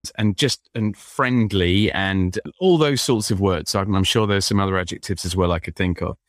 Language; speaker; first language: English; native; English